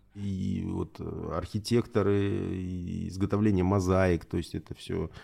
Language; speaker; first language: Russian; native; Russian